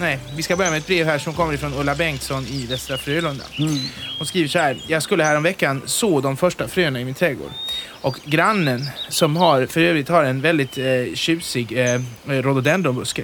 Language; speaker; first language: Swedish; native; Swedish